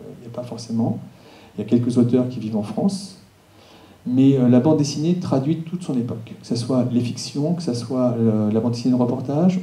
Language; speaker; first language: French; native; French